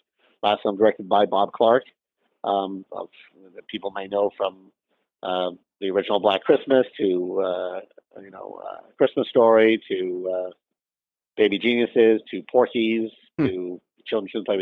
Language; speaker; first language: English; native; English